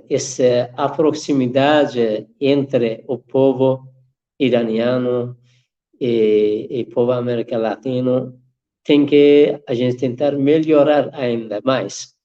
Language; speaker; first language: Portuguese; non-native, fluent; Persian